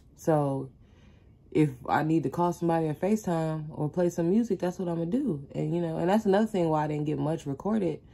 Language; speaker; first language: English; native; English